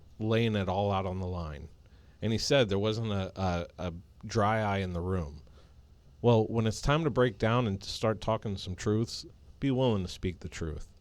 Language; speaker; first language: English; native; English